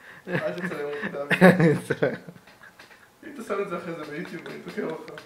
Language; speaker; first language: Hebrew; native; Hebrew